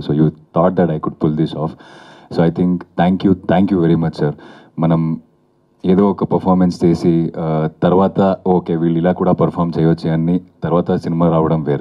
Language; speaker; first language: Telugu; non-native, fluent; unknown